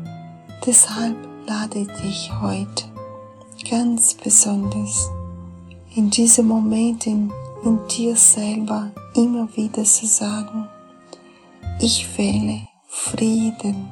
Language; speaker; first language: German; non-native, fluent; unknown